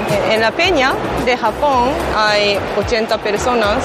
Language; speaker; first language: Spanish; non-native, learner; Japanese